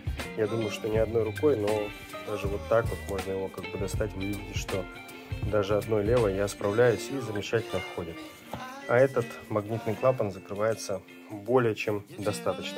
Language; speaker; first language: Russian; native; Russian